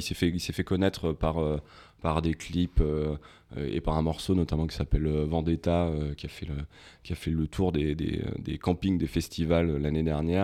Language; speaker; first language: French; native; French